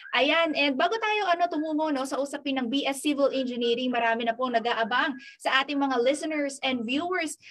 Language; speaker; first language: Filipino; non-native, local second language; Pampanga